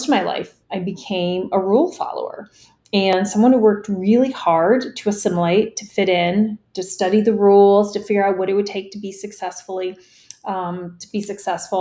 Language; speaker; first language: English; early bilingual, other home language; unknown